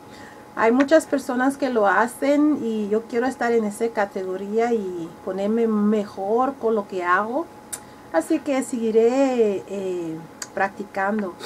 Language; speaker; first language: Spanish; early bilingual, heritage; Spanish